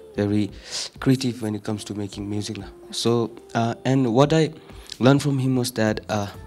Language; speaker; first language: English; non-native, fluent; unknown